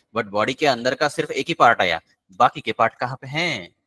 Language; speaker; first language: Hindi; non-native, local second language; Marathi